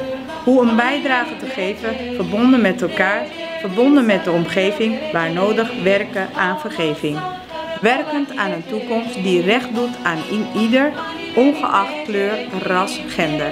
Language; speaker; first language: Dutch; non-native, local second language; Turkish